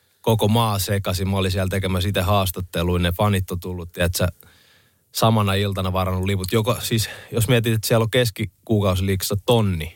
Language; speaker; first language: Finnish; early bilingual, other home language; Estonian